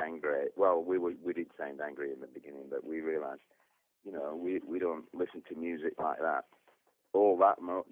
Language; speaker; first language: English; native; English